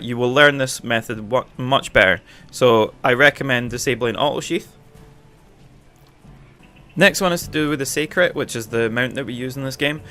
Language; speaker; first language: English; native; English